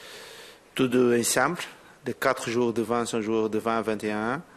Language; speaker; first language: French; non-native, fluent; Portuguese